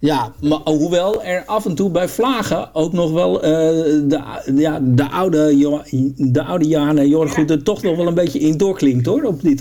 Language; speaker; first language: Dutch; native; Dutch